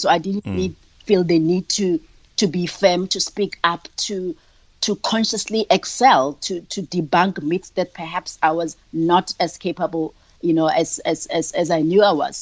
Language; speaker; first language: English; non-native, local second language; Tswana